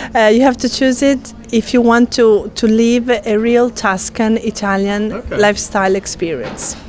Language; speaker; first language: English; non-native, fluent; Italian